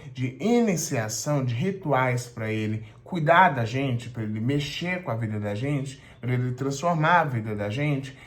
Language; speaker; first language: Portuguese; native; Portuguese